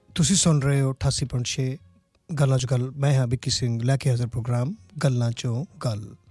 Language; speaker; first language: Punjabi; native; Punjabi